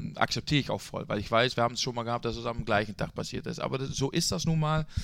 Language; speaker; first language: German; non-native, fluent; Dutch